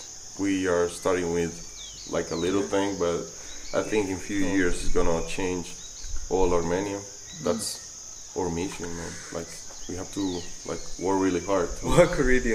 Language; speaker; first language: English; non-native, fluent; Spanish